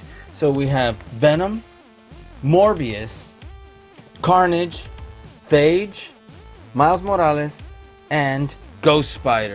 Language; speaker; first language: English; native; English